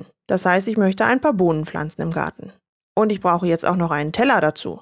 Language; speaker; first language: German; native; German